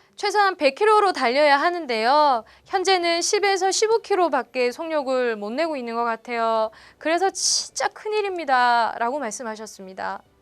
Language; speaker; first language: Korean; native; Korean